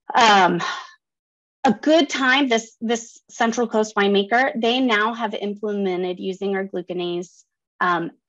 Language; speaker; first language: English; native; English